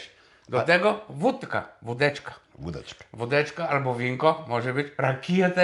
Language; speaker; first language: Polish; non-native, fluent; Bulgarian